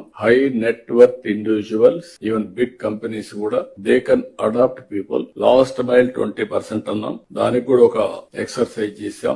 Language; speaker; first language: Telugu; native; Telugu